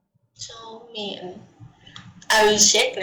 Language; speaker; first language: English; non-native, learner; Thai